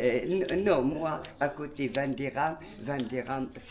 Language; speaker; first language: French; non-native, learner; Arabic